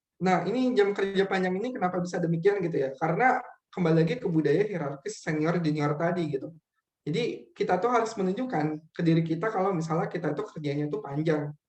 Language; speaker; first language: Indonesian; native; Indonesian